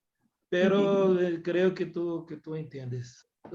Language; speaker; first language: Spanish; non-native, learner; Portuguese